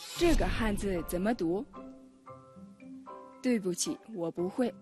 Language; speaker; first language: Chinese; non-native, fluent; Mongolian